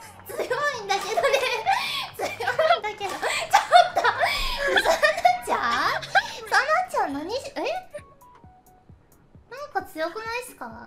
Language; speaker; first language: Japanese; native; Japanese